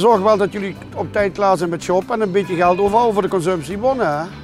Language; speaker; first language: Dutch; native; Dutch